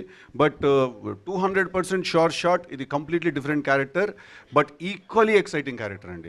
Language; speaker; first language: Telugu; native; Telugu